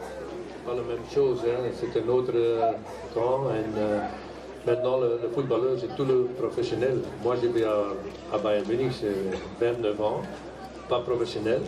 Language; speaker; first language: French; non-native, local second language; Dutch